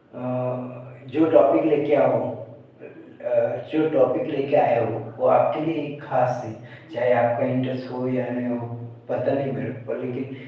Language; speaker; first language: Hindi; non-native, local second language; Marathi